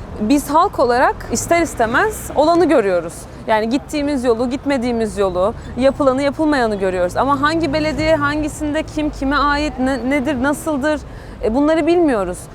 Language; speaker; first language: Turkish; native; Turkish